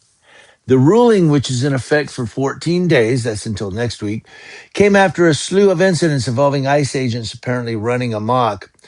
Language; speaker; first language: English; native; English